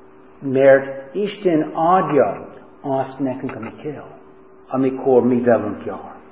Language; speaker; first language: Hungarian; non-native, fluent; English